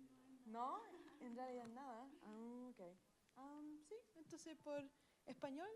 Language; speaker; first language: Spanish; non-native, learner; English